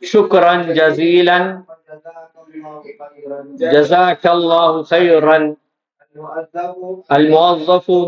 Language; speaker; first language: Arabic; non-native, fluent; Urdu